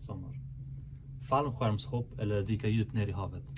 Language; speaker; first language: Swedish; native; Swedish